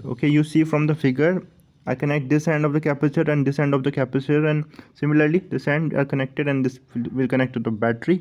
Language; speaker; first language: English; non-native, local second language; Hindi